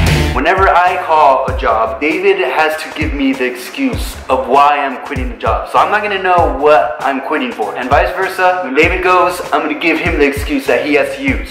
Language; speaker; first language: English; early bilingual, other home language; Spanish